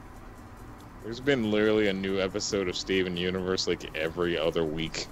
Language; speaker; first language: English; native; English